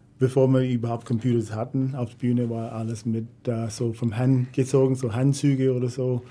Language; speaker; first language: German; non-native, fluent; English